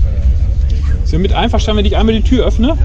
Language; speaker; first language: German; native; German